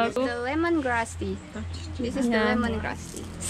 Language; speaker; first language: English; non-native, learner; Indonesian